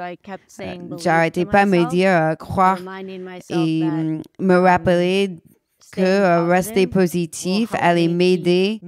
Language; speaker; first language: French; non-native, learner; English